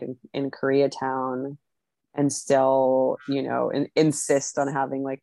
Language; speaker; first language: English; native; English